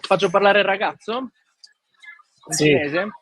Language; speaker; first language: Italian; native; Italian